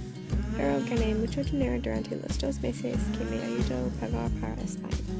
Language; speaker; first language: Spanish; non-native, learner; English